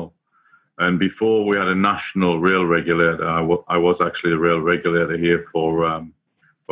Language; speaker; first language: English; native; English